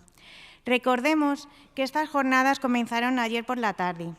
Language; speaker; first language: Spanish; native; Spanish